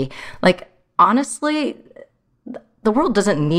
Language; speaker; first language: English; early bilingual, other home language; Chinese